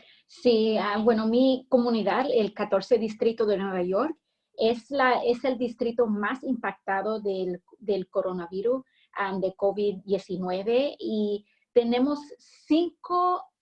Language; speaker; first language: Spanish; early bilingual, heritage; English